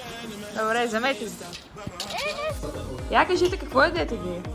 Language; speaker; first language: Bulgarian; native; Bulgarian